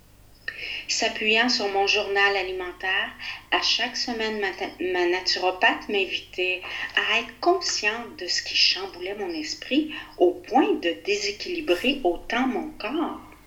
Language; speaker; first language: French; native; French